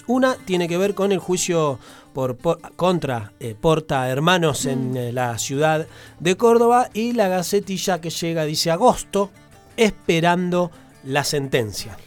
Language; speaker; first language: Spanish; native; Spanish